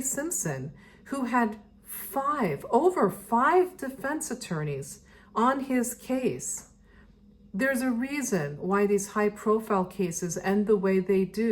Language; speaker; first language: English; native; English